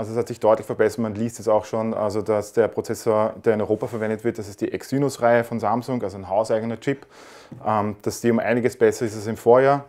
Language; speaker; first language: German; native; German